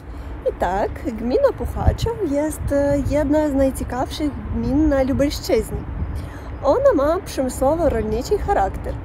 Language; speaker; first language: Polish; non-native, learner; Russian